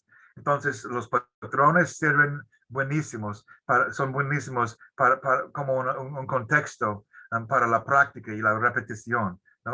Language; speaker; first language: Spanish; non-native, fluent; English